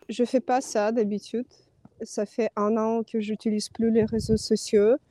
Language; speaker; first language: French; non-native, fluent; Ukrainian